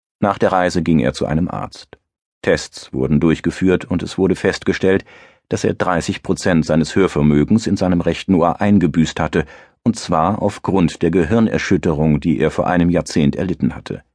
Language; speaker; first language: German; native; German